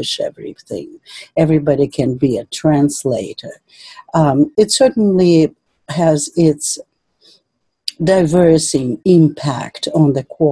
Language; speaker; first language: English; non-native, fluent; Russian